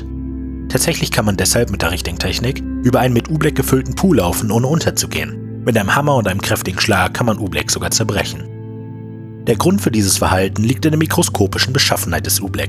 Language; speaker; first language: German; native; German